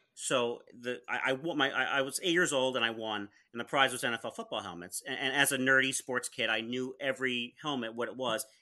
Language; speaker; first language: English; early bilingual, other home language; Italian